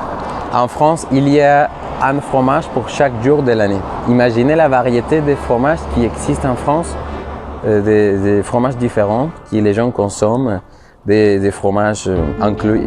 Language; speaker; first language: French; non-native, fluent; Spanish